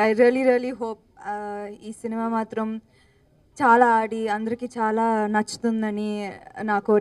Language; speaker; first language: Telugu; non-native, local second language; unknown